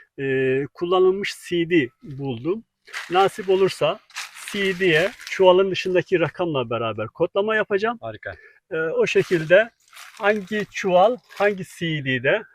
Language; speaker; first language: Turkish; native; Turkish